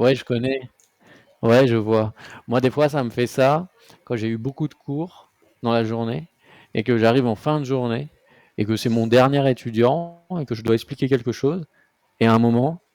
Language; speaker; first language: French; native; French